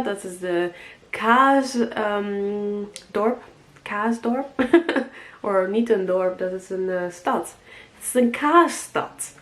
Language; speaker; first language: Dutch; non-native, learner; English